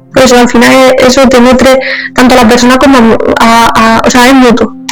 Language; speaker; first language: Spanish; native; Spanish